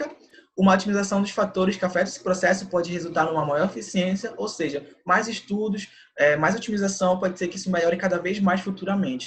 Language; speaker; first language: Portuguese; native; Portuguese